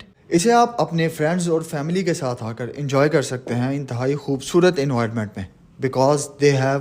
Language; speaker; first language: Urdu; native; Urdu